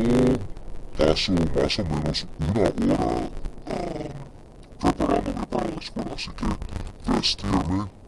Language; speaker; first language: Spanish; non-native, fluent; English